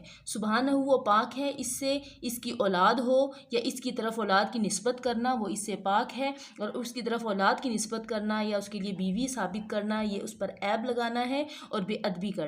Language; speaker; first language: Urdu; native; Urdu